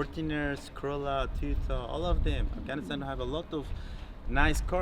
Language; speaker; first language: English; non-native, learner; Persian